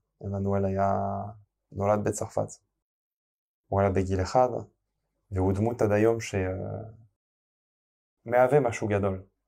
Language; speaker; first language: Hebrew; non-native, fluent; French